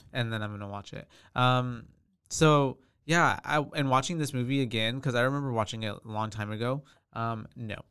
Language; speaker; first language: English; native; English